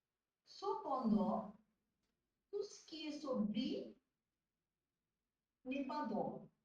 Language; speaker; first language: French; non-native, learner; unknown